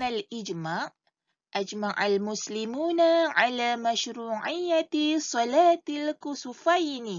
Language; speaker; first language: Arabic; non-native, fluent; Malay